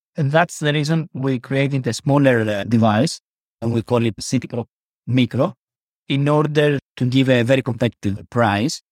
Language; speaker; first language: English; non-native, learner; Greek